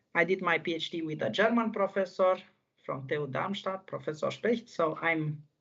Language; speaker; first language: English; non-native, fluent; Romanian